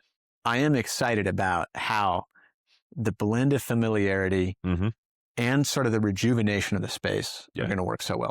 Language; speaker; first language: English; native; English